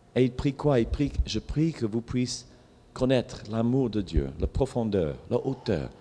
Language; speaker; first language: French; non-native, fluent; English